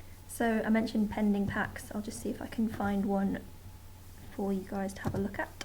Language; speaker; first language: English; native; English